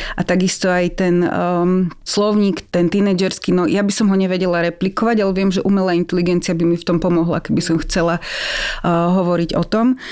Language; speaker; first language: Slovak; native; Slovak